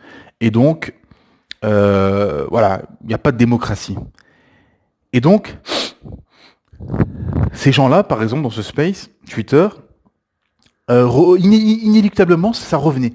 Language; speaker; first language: French; native; French